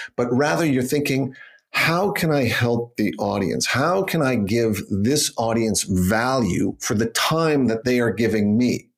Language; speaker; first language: English; native; English